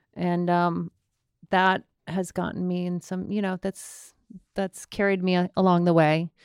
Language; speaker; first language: English; native; English